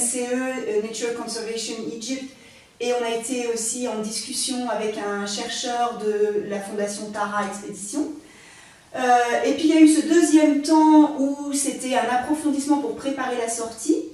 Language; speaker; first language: French; native; French